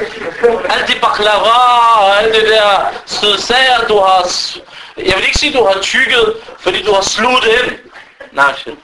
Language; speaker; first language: Danish; non-native, fluent; Arabic